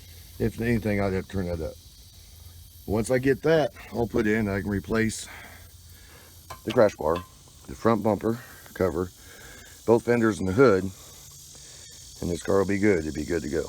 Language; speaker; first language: English; native; English